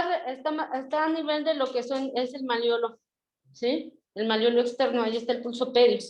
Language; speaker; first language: Spanish; native; Spanish